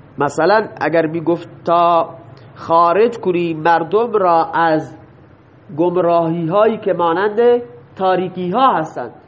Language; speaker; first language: Persian; non-native, local second language; Baluchi